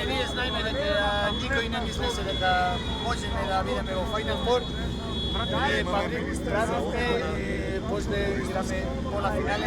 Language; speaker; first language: Macedonian; non-native, learner; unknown